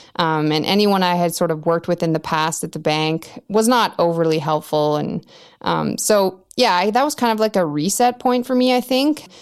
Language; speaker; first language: English; native; English